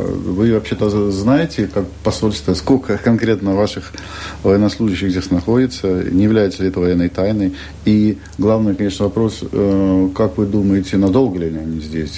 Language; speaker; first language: Russian; non-native, fluent; English